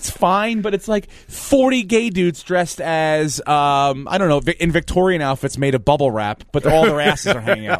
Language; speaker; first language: English; native; English